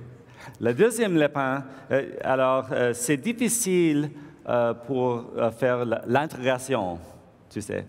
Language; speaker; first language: French; non-native, learner; English